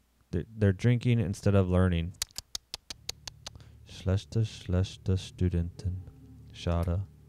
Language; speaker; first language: English; native; English